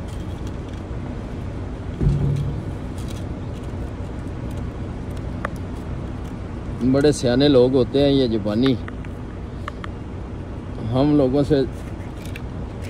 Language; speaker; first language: Urdu; non-native, local second language; Punjabi